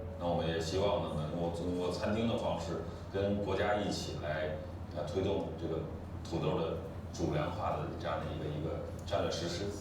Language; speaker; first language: Chinese; native; Chinese